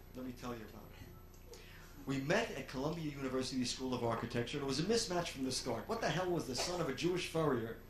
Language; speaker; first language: English; native; English